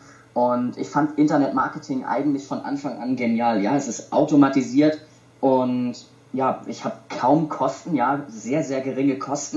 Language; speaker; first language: German; native; German